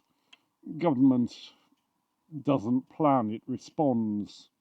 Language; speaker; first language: English; native; English